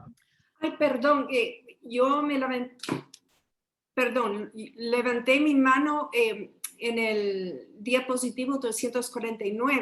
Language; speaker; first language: Spanish; early bilingual, heritage; English